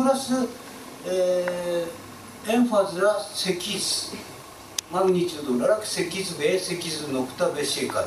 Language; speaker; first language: Turkish; non-native, fluent; Japanese